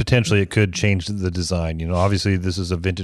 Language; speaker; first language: English; native; English